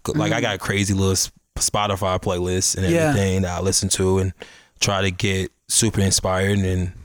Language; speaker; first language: English; native; English